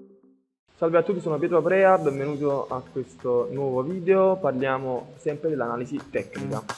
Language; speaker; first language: Italian; native; Italian